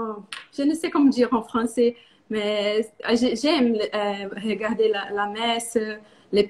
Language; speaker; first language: French; non-native, learner; Portuguese